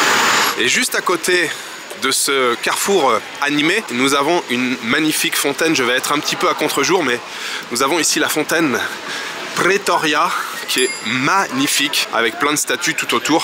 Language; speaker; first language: French; native; French